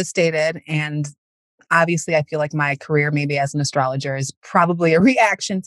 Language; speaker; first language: English; native; English